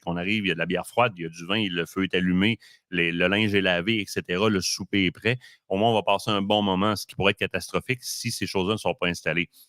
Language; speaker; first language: French; native; French